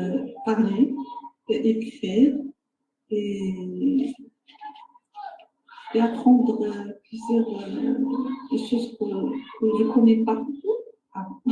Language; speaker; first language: French; non-native, learner; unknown